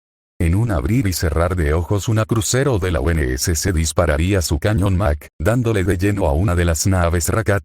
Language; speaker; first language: Spanish; native; Spanish